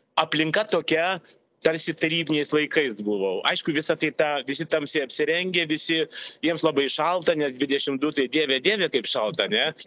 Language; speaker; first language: Lithuanian; non-native, local second language; Russian